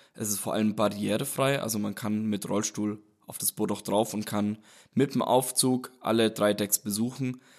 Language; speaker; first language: German; native; German